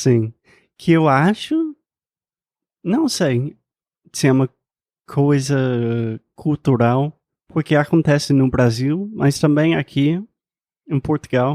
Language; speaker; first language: Portuguese; non-native, fluent; English